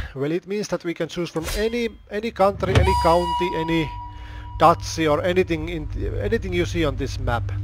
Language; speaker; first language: English; non-native, fluent; Finnish